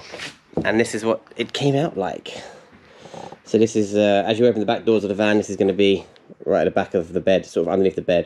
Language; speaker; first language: English; native; English